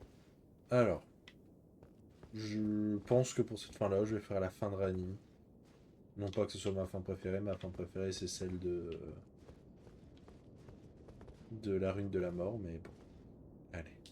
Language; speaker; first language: French; native; French